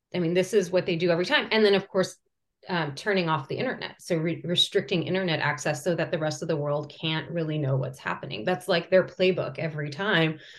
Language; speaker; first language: English; early bilingual, other home language; Persian